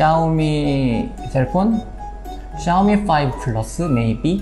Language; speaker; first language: English; non-native, learner; Korean